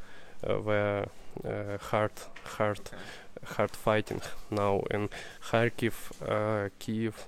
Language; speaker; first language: English; non-native, learner; Russian